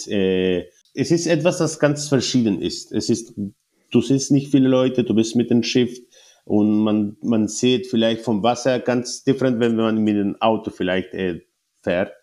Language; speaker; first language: German; non-native, learner; Spanish